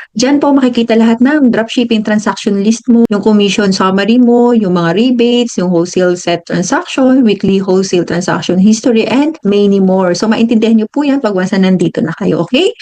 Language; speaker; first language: Filipino; non-native, local second language; Hiligaynon